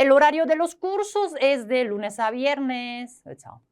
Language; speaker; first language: Spanish; non-native, fluent; Korean